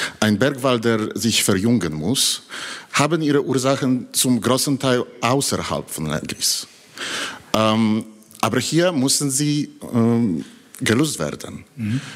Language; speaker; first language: German; non-native, fluent; Polish